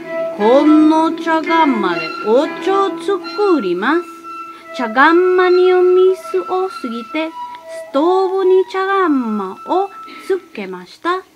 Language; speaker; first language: Japanese; non-native, learner; English